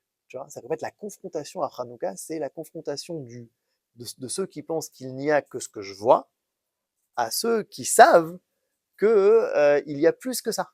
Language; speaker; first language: French; native; French